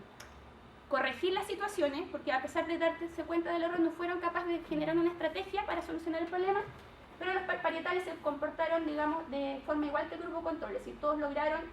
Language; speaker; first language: Spanish; native; Spanish